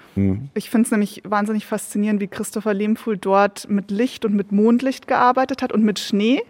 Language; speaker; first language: German; native; German